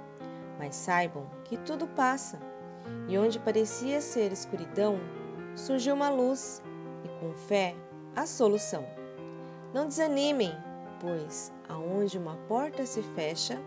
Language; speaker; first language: Portuguese; native; Portuguese